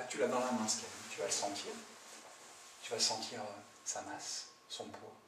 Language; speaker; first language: French; native; French